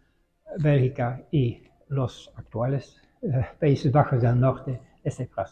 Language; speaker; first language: Spanish; non-native, fluent; Dutch